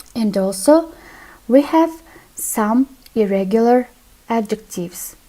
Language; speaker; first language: English; non-native, fluent; Kazakh